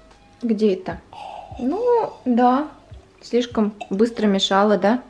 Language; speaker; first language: Russian; native; Russian